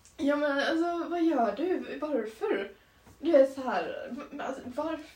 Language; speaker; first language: Swedish; native; Swedish